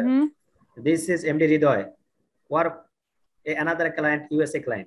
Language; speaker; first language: English; non-native, learner; Bangla